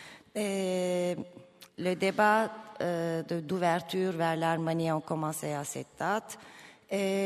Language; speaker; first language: French; non-native, fluent; Turkish